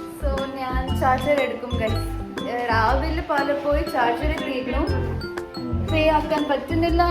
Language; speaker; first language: Malayalam; non-native, fluent; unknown